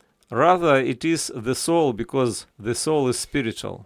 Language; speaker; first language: English; non-native, fluent; Ukrainian